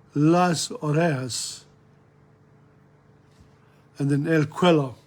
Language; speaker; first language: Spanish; non-native, learner; English